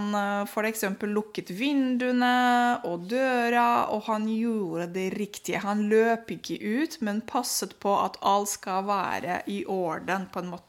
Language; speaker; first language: Norwegian; non-native, fluent; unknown